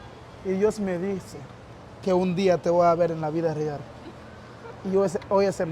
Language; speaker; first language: Spanish; non-native, learner; Haitian Creole